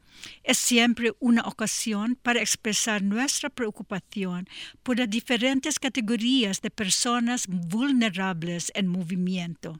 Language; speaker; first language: Spanish; non-native, learner; English